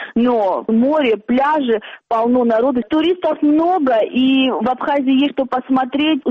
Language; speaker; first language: Russian; native; Russian